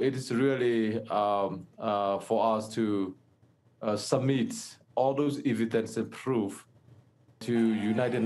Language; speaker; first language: English; non-native, fluent; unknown